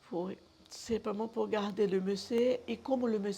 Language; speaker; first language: French; non-native, learner; Portuguese